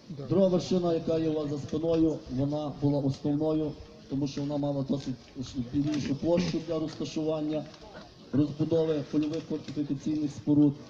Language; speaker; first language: Ukrainian; native; Ukrainian